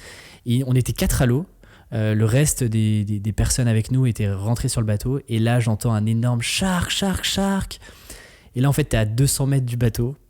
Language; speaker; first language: French; native; French